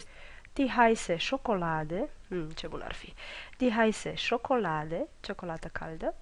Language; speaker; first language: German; non-native, fluent; Romanian